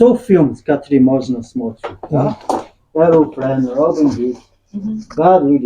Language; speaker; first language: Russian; non-native, learner; English